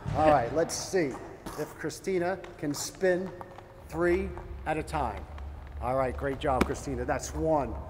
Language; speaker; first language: English; native; English